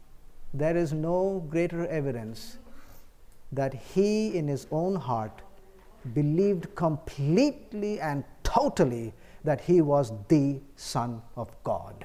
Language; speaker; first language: English; non-native, local second language; Bangla